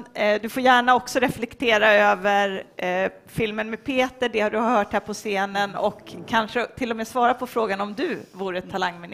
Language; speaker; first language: Swedish; native; Swedish